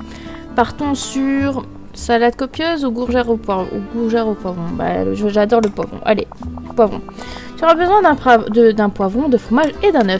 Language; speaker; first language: French; native; French